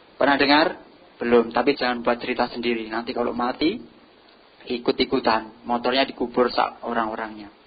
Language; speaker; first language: Indonesian; non-native, local second language; Javanese